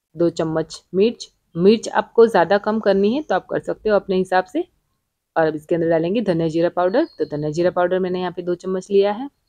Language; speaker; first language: Hindi; non-native, local second language; Gujarati